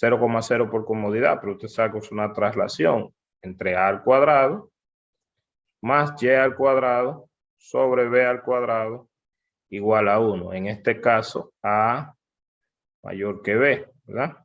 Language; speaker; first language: Spanish; native; Spanish